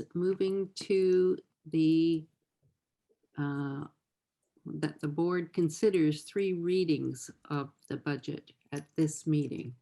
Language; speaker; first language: English; native; English